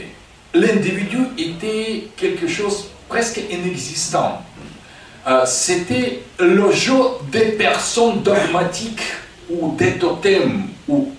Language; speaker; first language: French; non-native, fluent; Russian